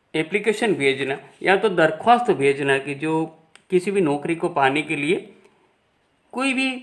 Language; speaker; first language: Hindi; non-native, local second language; Gujarati